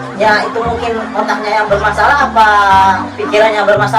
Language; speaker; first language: Indonesian; non-native, local second language; Javanese